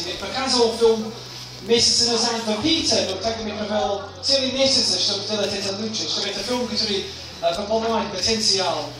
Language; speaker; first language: Russian; non-native, learner; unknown